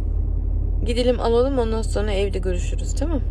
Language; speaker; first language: Turkish; early bilingual, heritage; Turkish